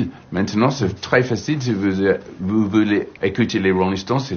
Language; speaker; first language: French; non-native, learner; English